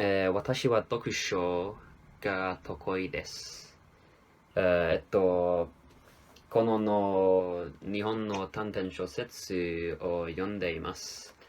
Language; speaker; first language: Japanese; non-native, learner; English